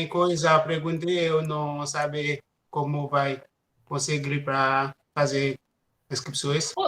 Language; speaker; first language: Portuguese; non-native, learner; Haitian Creole